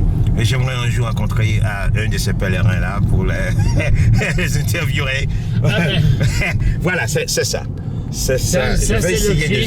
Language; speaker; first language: French; non-native, local second language; Haitian Creole